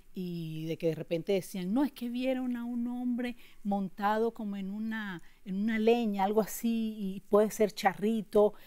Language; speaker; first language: Spanish; native; Spanish